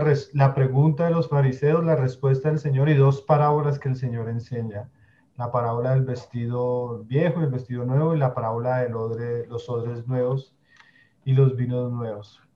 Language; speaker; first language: Spanish; native; Spanish